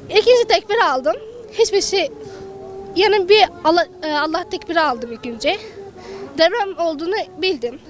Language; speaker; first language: Turkish; early bilingual, other home language; Arabic